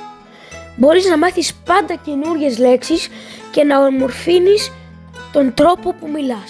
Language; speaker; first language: Greek; early bilingual, heritage; Greek